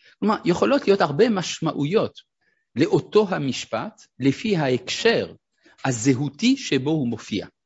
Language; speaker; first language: Hebrew; non-native, fluent; French